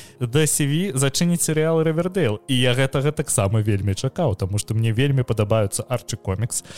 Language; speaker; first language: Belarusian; non-native, local second language; Russian